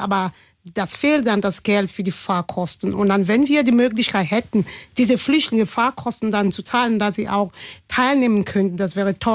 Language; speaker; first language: German; non-native, fluent; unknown